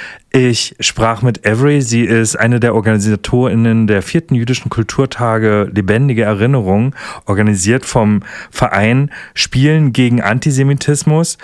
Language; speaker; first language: German; native; German